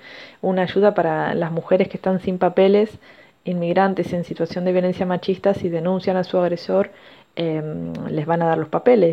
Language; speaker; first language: Spanish; native; Spanish